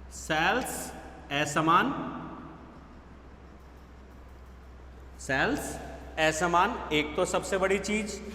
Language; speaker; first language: Hindi; native; Hindi